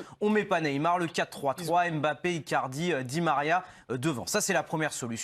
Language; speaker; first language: French; native; French